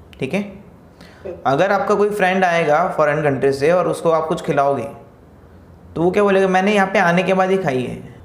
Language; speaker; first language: Hindi; native; Hindi